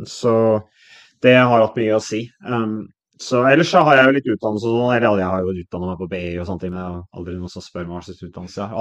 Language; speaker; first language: Norwegian; native; Norwegian